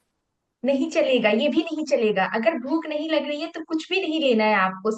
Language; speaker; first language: Hindi; native; Hindi